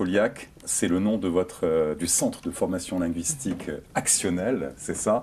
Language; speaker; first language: French; native; French